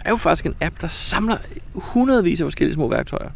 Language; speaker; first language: Danish; native; Danish